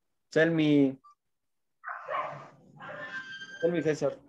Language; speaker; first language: English; non-native, learner; Spanish